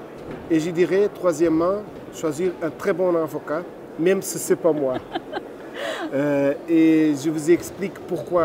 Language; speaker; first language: French; non-native, fluent; Portuguese